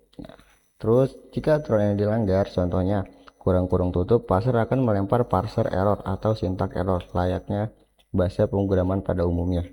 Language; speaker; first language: Indonesian; non-native, local second language; Sundanese